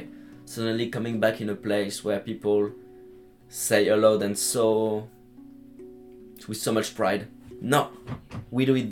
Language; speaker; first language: English; non-native, fluent; French